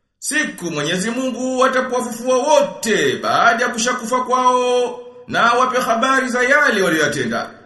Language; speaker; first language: Swahili; native; Swahili